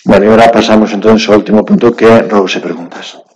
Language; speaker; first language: Spanish; non-native, local second language; Galician